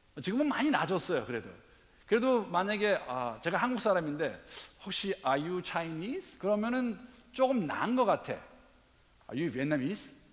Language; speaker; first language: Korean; native; Korean